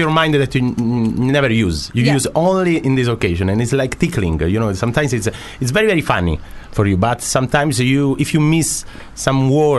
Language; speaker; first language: English; non-native, fluent; Italian